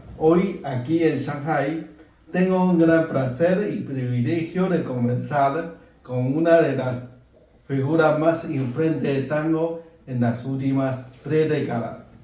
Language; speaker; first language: Spanish; non-native, fluent; Chinese